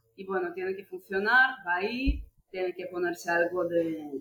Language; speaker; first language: Spanish; non-native, fluent; Russian